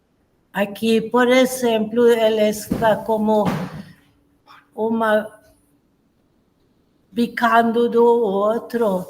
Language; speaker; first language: Portuguese; non-native, fluent; Swedish